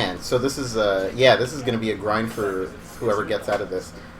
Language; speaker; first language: English; native; English